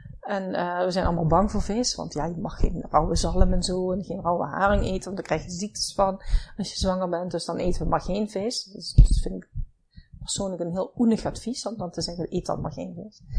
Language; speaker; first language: Dutch; native; Dutch